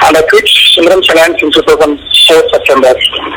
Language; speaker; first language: English; non-native, local second language; Tamil